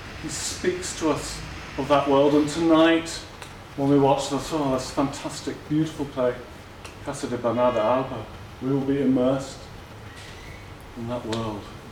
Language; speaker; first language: English; native; English